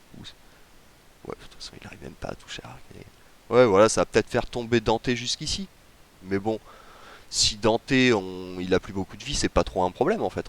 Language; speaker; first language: French; native; French